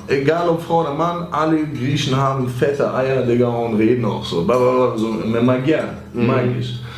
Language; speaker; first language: German; early bilingual, other home language; Greek